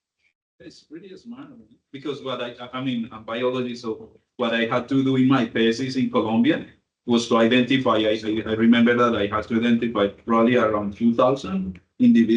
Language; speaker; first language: English; non-native, fluent; Spanish